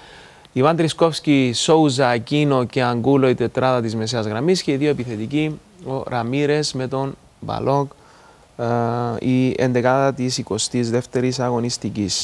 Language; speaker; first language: Greek; native; Greek